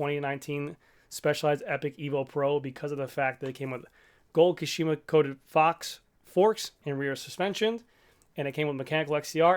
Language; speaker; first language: English; native; English